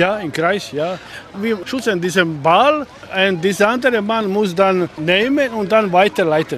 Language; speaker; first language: German; non-native, learner; Croatian